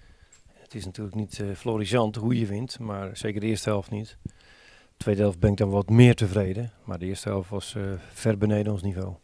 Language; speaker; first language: Dutch; native; Dutch